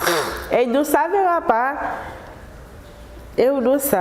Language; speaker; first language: Portuguese; non-native, learner; Haitian Creole